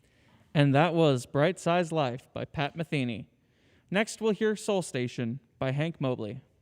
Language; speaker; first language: English; native; English